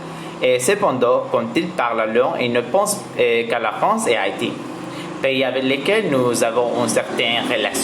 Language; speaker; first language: French; non-native, learner; Spanish